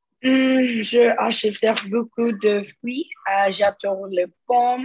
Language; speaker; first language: French; non-native, learner; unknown